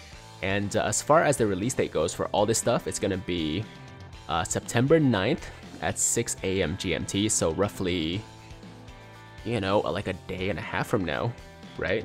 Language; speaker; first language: English; native; English